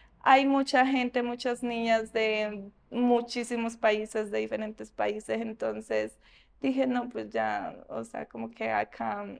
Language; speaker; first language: Spanish; native; Spanish